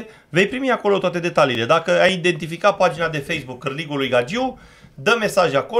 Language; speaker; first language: Romanian; native; Romanian